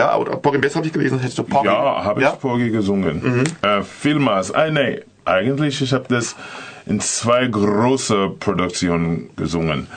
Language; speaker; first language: German; non-native, learner; English